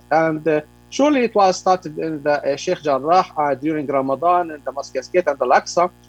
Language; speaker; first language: English; non-native, fluent; Arabic